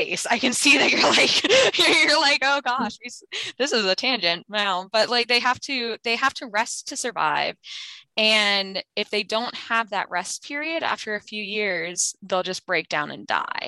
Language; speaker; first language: English; native; English